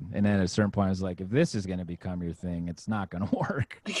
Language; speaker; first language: English; native; English